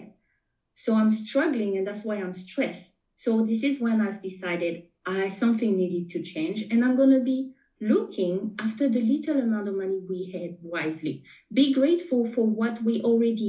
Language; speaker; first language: English; non-native, fluent; French